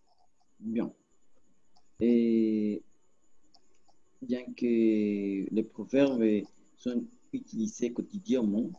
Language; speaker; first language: French; non-native, learner; Spanish